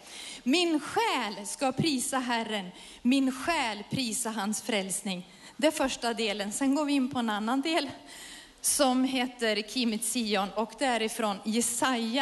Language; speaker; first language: Swedish; native; Swedish